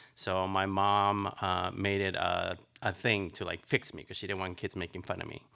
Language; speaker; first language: English; early bilingual, other home language; Spanish